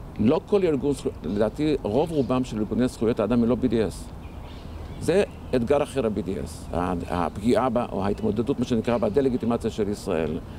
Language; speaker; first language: Hebrew; early bilingual, other home language; Arabic